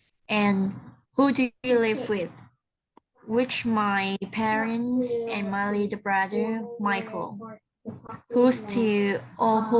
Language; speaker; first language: English; non-native, learner; Vietnamese